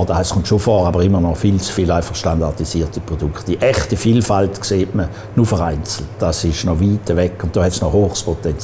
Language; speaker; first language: German; native; German